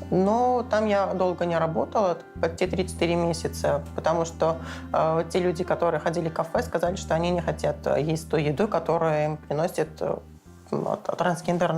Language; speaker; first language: Russian; non-native, learner; Armenian